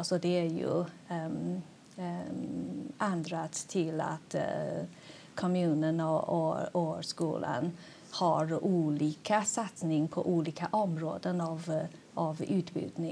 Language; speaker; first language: Swedish; non-native, fluent; Chinese